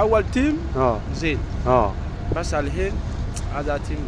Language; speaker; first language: Arabic; non-native, learner; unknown